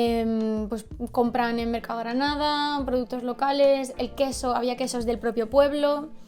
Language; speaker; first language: Spanish; native; Spanish